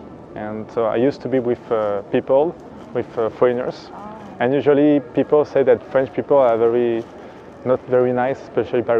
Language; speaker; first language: English; non-native, fluent; French